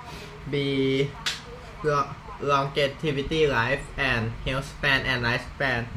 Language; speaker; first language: English; non-native, learner; Thai